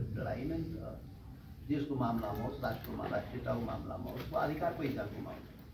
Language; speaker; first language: Nepali; non-native, local second language; Maithili